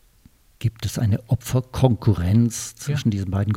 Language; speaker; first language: German; native; German